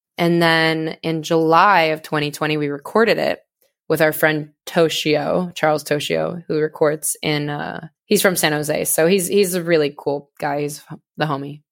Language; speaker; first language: English; native; English